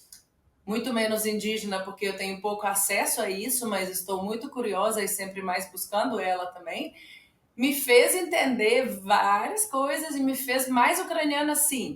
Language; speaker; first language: Portuguese; non-native, fluent; Ukrainian